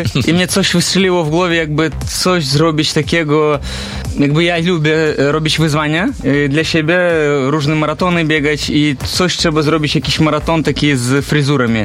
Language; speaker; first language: Polish; non-native, learner; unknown